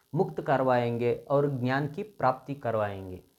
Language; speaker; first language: Hindi; non-native, local second language; Kannada